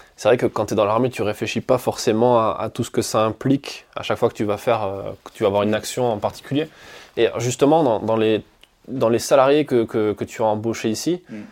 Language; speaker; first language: French; native; French